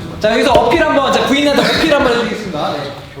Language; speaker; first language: Korean; native; Korean